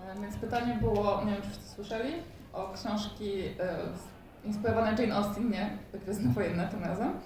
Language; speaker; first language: Polish; native; Polish